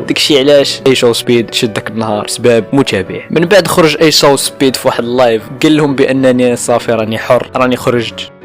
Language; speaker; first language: Arabic; native; Arabic